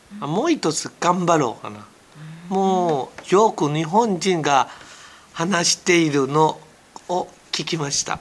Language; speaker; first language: Japanese; non-native, learner; Thai